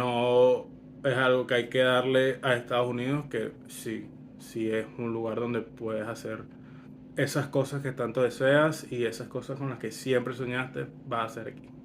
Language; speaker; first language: Spanish; early bilingual, other home language; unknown